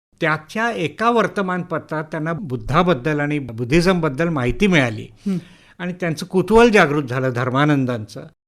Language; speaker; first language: Marathi; native; Marathi